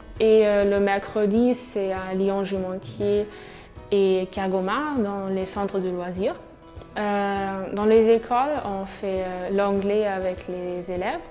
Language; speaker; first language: French; non-native, fluent; German